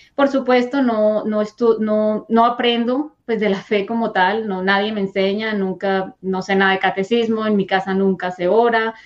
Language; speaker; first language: Spanish; native; Spanish